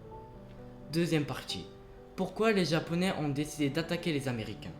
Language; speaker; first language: French; early bilingual, other home language; Japanese